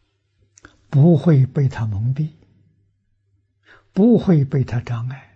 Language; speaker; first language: Chinese; native; Chinese